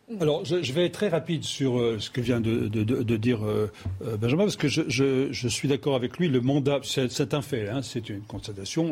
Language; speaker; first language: French; native; French